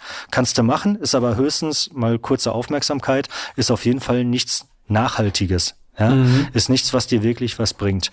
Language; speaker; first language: German; native; German